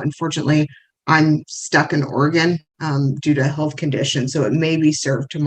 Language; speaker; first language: English; native; English